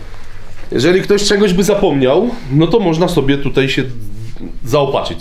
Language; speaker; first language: Polish; native; Polish